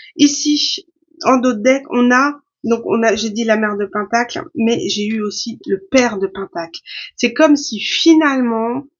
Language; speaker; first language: French; native; French